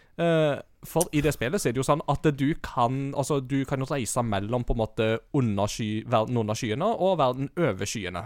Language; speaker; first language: Norwegian; native; Norwegian